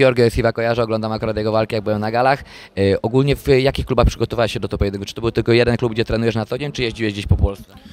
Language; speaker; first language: Polish; native; Polish